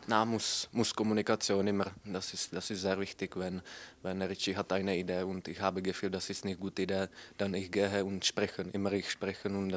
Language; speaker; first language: German; non-native, learner; Czech